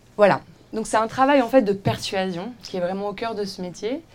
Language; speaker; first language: French; native; French